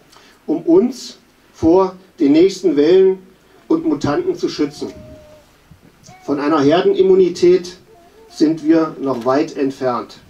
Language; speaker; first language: German; native; German